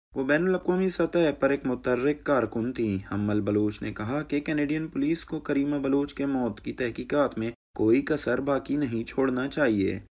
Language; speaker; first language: Urdu; non-native, local second language; Baluchi